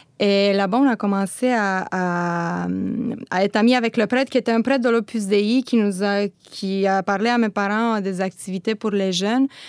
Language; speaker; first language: French; non-native, fluent; Romanian